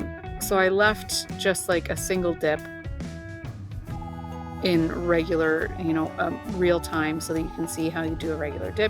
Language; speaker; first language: English; native; English